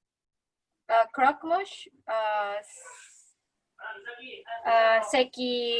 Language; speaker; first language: French; non-native, learner; English